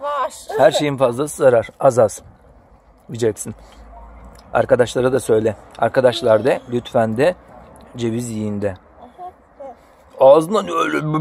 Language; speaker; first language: Turkish; native; Turkish